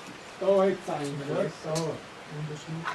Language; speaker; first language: German; native; German